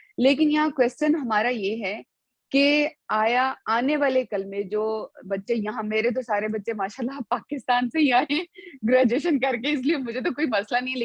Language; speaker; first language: Urdu; non-native, local second language; Punjabi